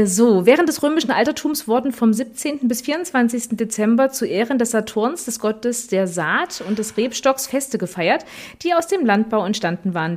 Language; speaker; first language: German; native; German